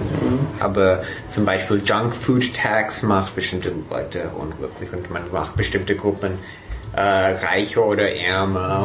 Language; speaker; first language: German; non-native, fluent; English